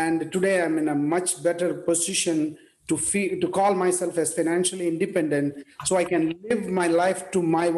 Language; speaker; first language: English; non-native, local second language; Tamil